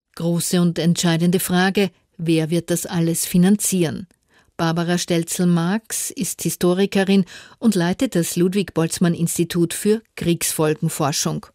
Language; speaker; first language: German; native; German